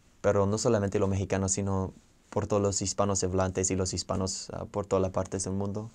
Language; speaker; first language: Spanish; non-native, fluent; English